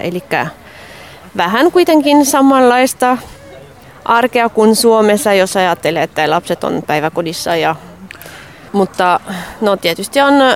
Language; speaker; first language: Finnish; non-native, fluent; French